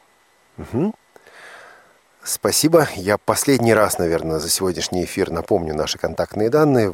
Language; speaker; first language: Russian; native; Russian